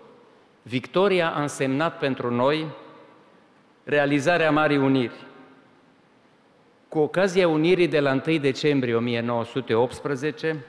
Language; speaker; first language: Romanian; native; Romanian